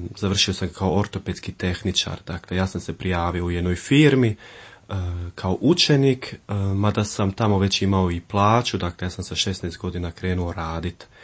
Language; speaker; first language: Croatian; early bilingual, heritage; Croatian